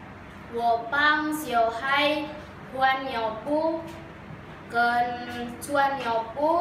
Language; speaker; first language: Chinese; non-native, learner; Indonesian